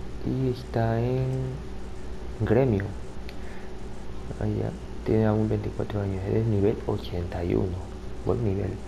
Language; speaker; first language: Spanish; native; Spanish